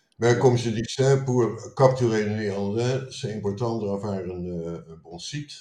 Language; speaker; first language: French; non-native, fluent; Dutch